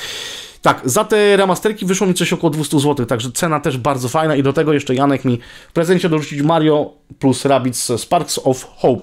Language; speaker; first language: Polish; native; Polish